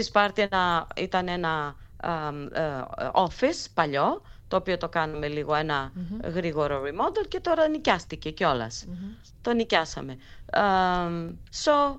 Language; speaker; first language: English; non-native, fluent; Greek